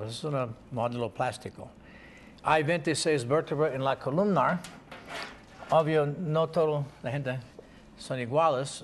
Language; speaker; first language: Spanish; non-native, learner; English